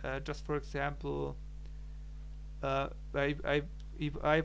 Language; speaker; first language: Spanish; non-native, learner; German